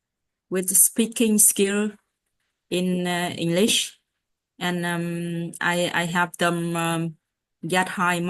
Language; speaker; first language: English; non-native, learner; Vietnamese